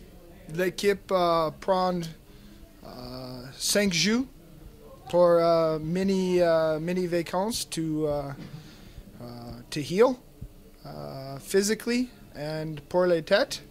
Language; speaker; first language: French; non-native, learner; English